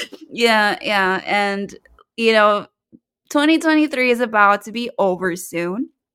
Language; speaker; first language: English; early bilingual, other home language; Spanish